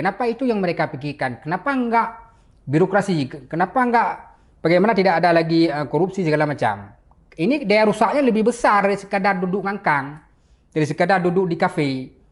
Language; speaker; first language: Malay; non-native, local second language; Achinese